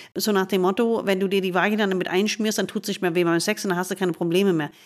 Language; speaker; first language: German; non-native, fluent; English